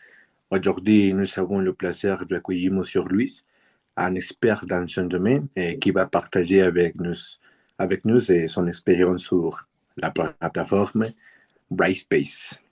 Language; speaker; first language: French; non-native, fluent; Spanish